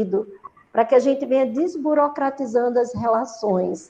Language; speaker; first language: Portuguese; native; Portuguese